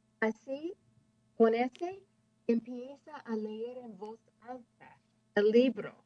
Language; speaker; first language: Spanish; non-native, fluent; English